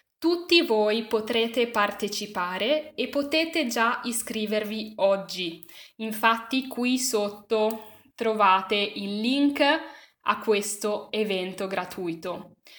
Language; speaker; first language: Italian; native; Italian